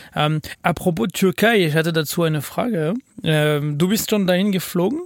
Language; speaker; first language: German; non-native, fluent; French